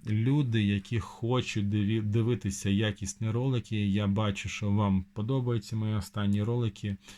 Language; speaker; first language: Ukrainian; non-native, local second language; Russian